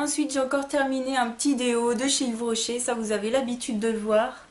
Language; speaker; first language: French; native; French